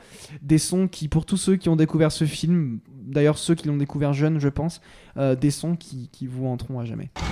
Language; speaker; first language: French; native; French